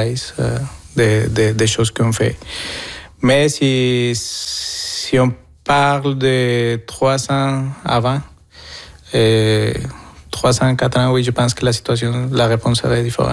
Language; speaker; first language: French; non-native, fluent; Spanish